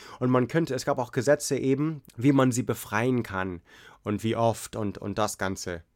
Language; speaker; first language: German; non-native, fluent; English